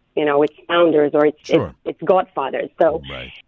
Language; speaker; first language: English; non-native, fluent; Hebrew